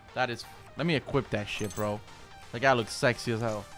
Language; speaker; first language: English; native; English